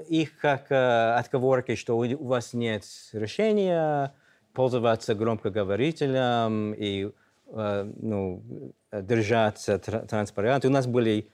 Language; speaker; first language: Russian; non-native, fluent; English